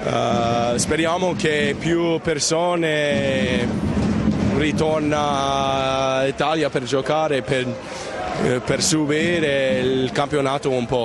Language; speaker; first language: Italian; non-native, learner; Spanish